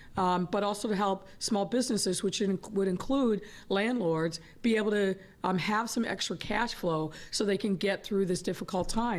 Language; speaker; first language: English; native; English